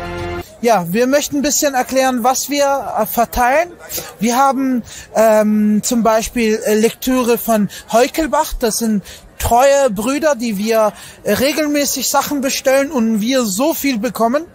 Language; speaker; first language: German; non-native, fluent; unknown